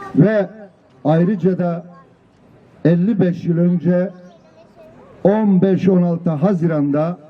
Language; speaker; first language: Turkish; non-native, local second language; Kurdish